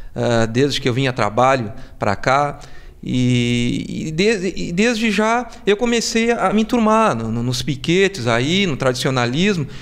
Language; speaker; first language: Portuguese; native; Portuguese